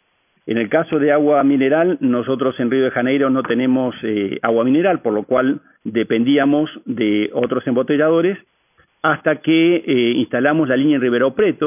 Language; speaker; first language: Spanish; native; Spanish